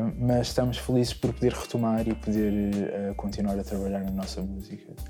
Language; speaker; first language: Portuguese; native; Portuguese